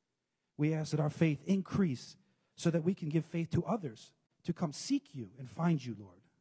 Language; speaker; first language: English; native; English